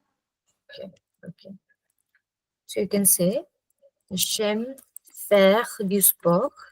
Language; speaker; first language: French; non-native, fluent; English